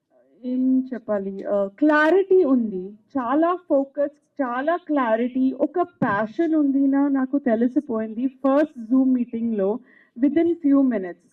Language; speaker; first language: Telugu; non-native, fluent; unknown